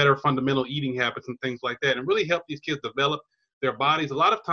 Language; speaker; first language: English; native; English